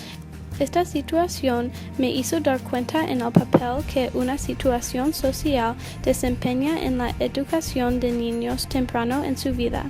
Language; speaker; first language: Spanish; early bilingual, heritage; English